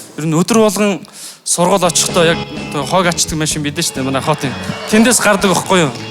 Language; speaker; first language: Mongolian; non-native, local second language; Kazakh